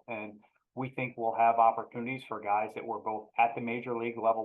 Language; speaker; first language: English; native; English